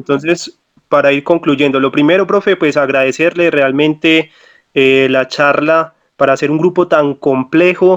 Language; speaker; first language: Spanish; native; Spanish